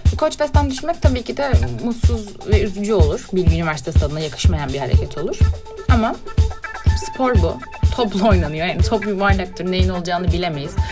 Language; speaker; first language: Turkish; native; Turkish